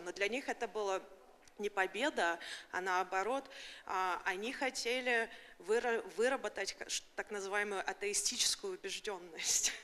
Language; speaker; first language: Russian; early bilingual, heritage; Russian